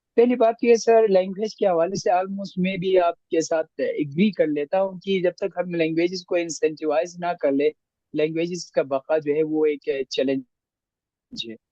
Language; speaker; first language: Urdu; non-native, local second language; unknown